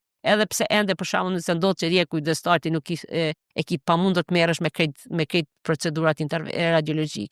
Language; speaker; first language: Albanian; native; Albanian